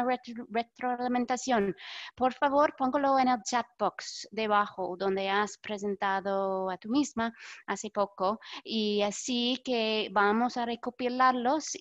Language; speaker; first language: Spanish; non-native, fluent; English